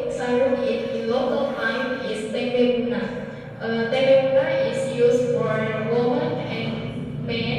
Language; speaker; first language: English; non-native, learner; Indonesian